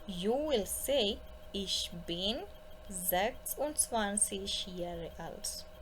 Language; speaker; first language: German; non-native, fluent; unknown